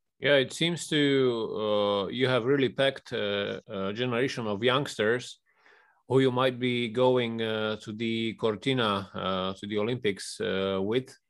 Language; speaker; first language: English; non-native, fluent; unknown